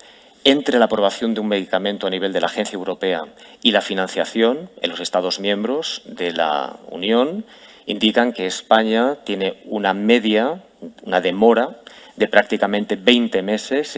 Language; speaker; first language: Spanish; native; Spanish